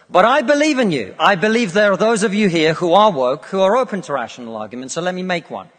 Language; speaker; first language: English; non-native, fluent; Russian